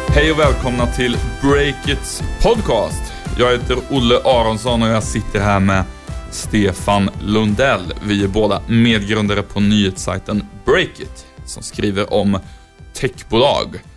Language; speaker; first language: Swedish; native; Swedish